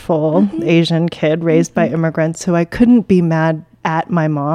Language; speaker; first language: English; early bilingual, other home language; Chinese